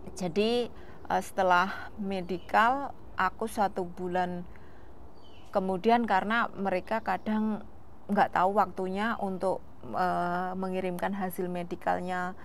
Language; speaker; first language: Indonesian; non-native, local second language; Javanese